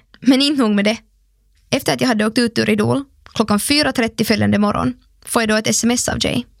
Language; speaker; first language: Swedish; native; Swedish